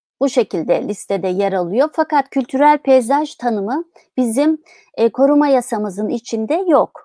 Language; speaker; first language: Turkish; native; Turkish